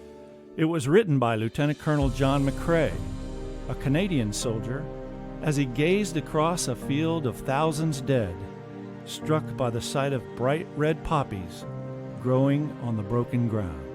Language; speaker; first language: English; native; English